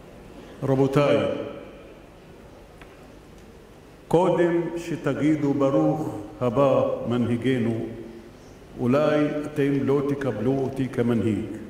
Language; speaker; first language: Hebrew; non-native, local second language; Arabic